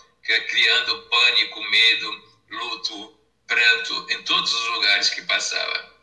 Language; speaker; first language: Portuguese; native; Portuguese